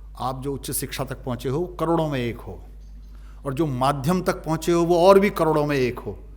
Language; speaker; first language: Hindi; native; Hindi